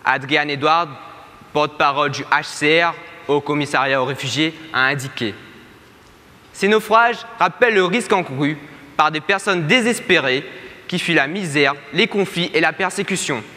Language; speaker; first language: French; native; French